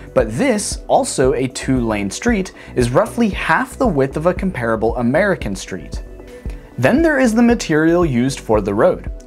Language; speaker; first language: English; native; English